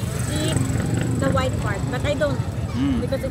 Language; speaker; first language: English; non-native, local second language; Cebuano